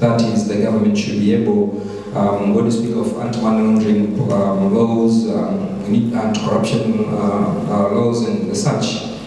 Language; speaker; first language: English; non-native, local second language; Swahili